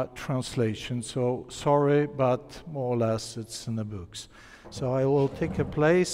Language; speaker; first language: English; non-native, learner; Polish